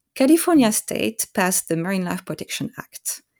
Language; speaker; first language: English; non-native, fluent; French